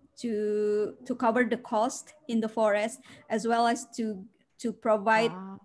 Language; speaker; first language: English; non-native, fluent; Indonesian